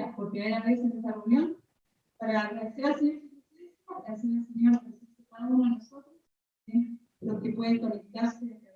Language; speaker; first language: Spanish; native; Spanish